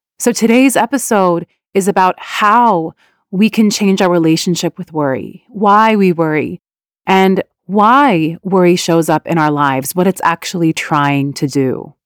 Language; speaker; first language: English; early bilingual, other home language; Persian